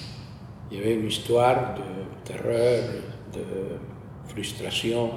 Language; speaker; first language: French; non-native, fluent; Spanish